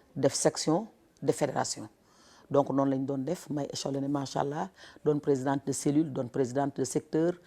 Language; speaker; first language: Wolof; native; Wolof